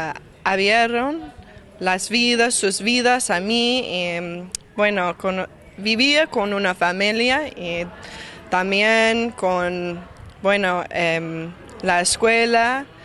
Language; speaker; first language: Spanish; non-native, learner; English